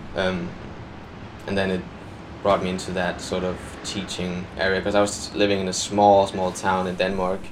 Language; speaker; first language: English; non-native, fluent; Danish